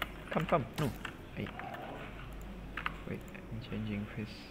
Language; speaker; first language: English; non-native, learner; Indonesian